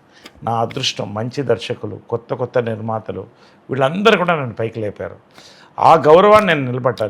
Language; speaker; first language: Telugu; native; Telugu